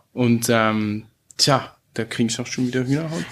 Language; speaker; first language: German; early bilingual, heritage; German